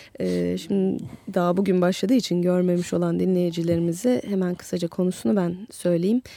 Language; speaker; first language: Turkish; native; Turkish